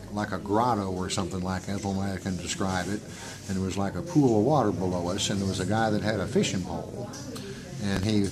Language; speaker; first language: English; native; English